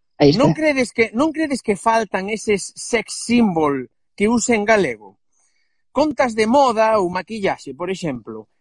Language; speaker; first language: Galician; non-native, local second language; Spanish